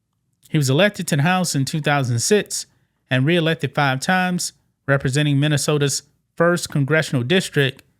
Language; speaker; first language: English; native; English